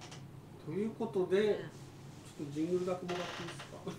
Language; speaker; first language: Japanese; native; Japanese